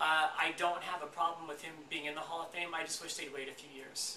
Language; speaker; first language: English; native; English